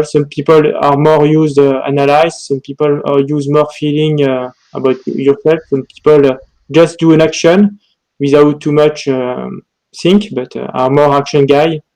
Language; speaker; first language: English; non-native, learner; French